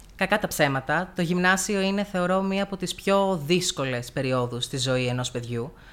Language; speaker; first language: Greek; native; Greek